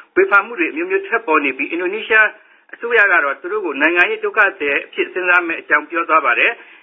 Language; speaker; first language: Burmese; native; Burmese